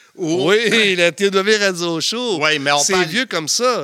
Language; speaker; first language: French; native; French